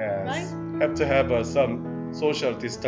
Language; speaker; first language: English; non-native, learner; Korean